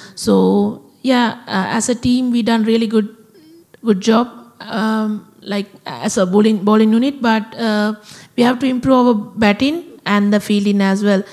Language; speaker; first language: English; non-native, local second language; Sinhala